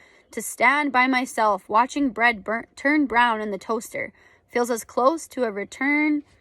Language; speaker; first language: English; native; English